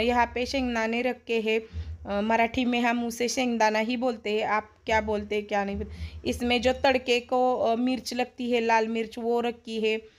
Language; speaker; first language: Hindi; non-native, local second language; Marathi